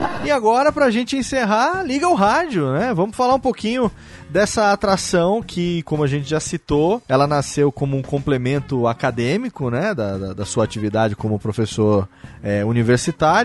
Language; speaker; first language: Portuguese; native; Portuguese